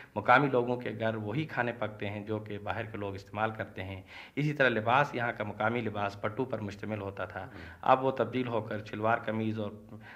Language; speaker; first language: Urdu; non-native, local second language; Shina